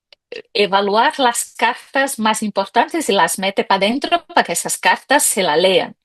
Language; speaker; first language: Spanish; native; Spanish